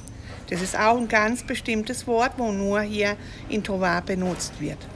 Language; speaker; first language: German; early bilingual, heritage; German